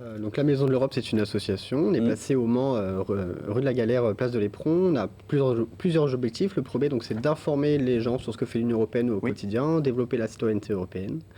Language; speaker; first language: French; native; French